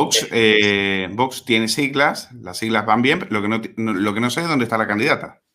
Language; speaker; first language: Spanish; native; Spanish